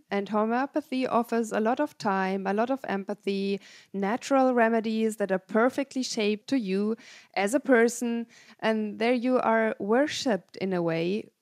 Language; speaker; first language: English; non-native, fluent; German